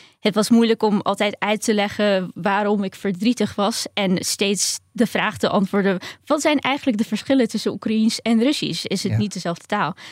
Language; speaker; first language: Dutch; early bilingual, other home language; Ukrainian